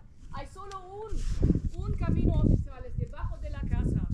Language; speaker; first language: Spanish; non-native, fluent; French